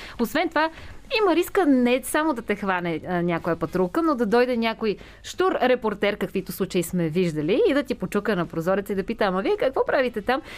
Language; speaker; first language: Bulgarian; native; Bulgarian